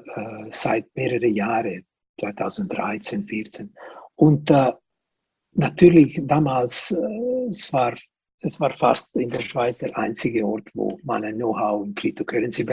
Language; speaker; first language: German; non-native, local second language; Italian